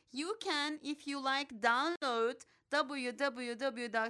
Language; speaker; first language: English; non-native, fluent; Turkish